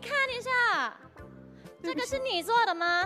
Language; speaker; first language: Chinese; non-native, fluent; Thai